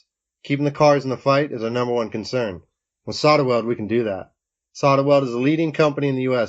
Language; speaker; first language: English; native; English